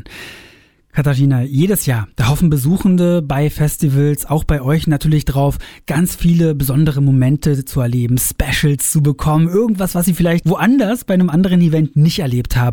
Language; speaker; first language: German; native; German